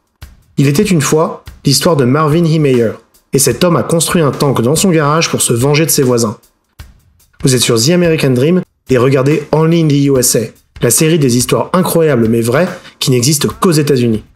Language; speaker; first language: French; native; French